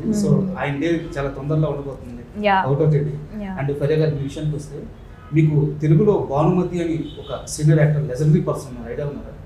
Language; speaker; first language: Telugu; native; Telugu